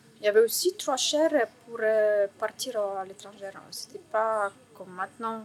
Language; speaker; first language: French; non-native, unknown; Ukrainian